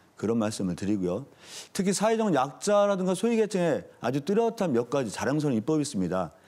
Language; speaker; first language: Korean; native; Korean